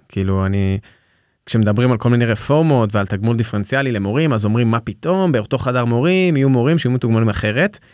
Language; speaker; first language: Hebrew; native; Hebrew